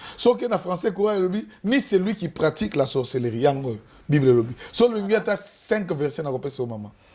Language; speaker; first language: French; non-native, local second language; Lingala